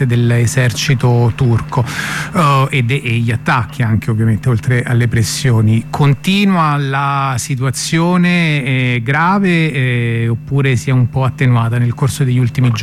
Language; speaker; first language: Italian; native; Italian